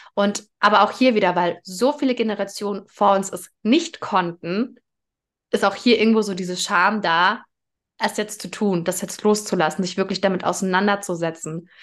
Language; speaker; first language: German; early bilingual, other home language; Russian